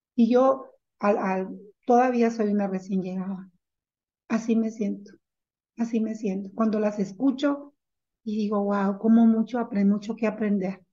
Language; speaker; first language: Spanish; native; Spanish